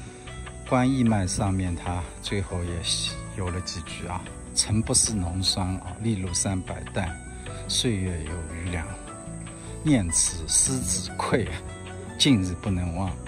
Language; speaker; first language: Chinese; native; Chinese